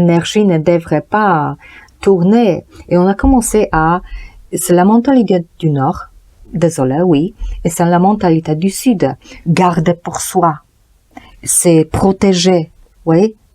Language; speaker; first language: French; non-native, learner; Polish